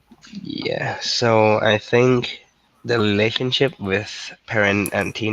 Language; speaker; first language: English; non-native, learner; Thai